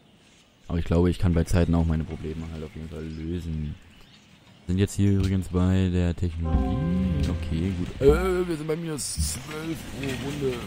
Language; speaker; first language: German; native; German